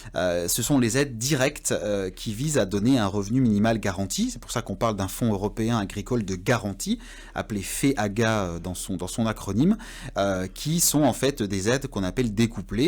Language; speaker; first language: French; native; French